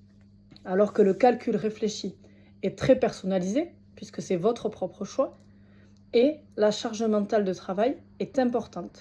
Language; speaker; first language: French; native; French